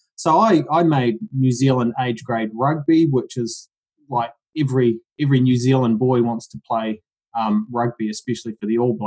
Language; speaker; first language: English; native; English